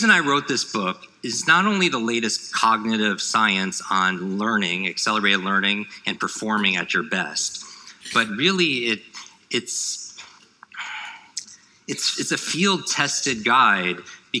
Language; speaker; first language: English; native; English